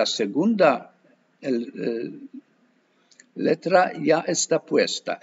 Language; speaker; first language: Spanish; non-native, fluent; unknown